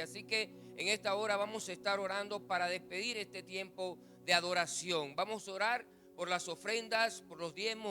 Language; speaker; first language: Spanish; native; Spanish